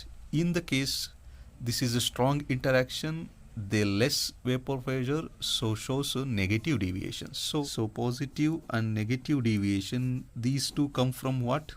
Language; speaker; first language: English; non-native, local second language; Kannada